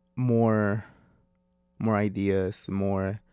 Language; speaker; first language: English; non-native, fluent; Spanish